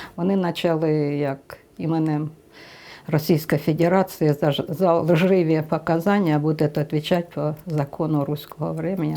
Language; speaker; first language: Ukrainian; native; Ukrainian